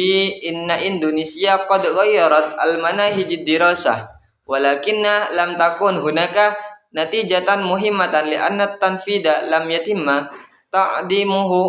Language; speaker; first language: Arabic; non-native, learner; Indonesian